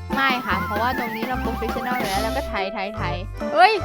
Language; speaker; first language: Thai; native; Thai